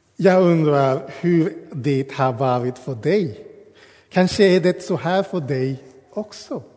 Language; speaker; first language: Swedish; non-native, fluent; English